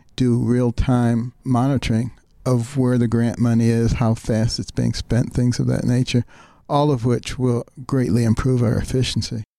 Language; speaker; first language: English; native; English